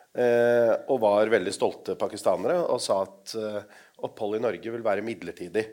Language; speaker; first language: Norwegian; non-native, local second language; Urdu